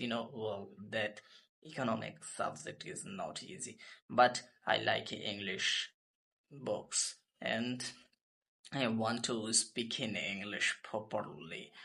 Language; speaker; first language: English; non-native, learner; Bangla